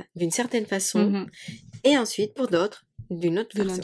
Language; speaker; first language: French; non-native, fluent; Spanish